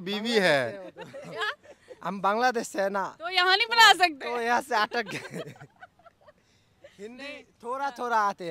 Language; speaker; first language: Hindi; non-native, learner; Bangla